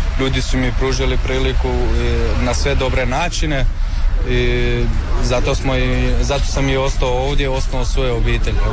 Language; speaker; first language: Serbian; non-native, fluent; Central Kurdish